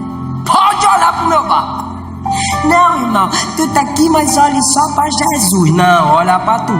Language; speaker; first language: Portuguese; native; Portuguese